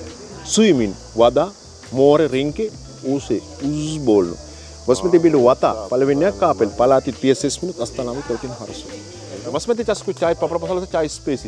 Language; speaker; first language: Russian; non-native, learner; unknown